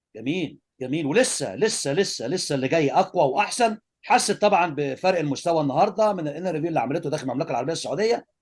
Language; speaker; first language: Egyptian Arabic; native; Egyptian Arabic